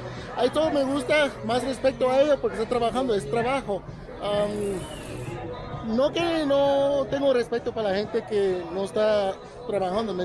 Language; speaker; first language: Spanish; non-native, learner; English